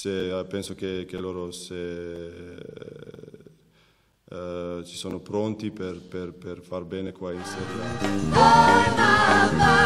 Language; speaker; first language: Italian; non-native, learner; Macedonian